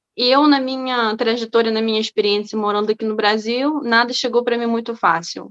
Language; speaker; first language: Portuguese; non-native, fluent; Ukrainian